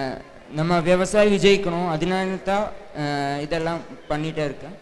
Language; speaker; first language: Tamil; non-native, learner; Malayalam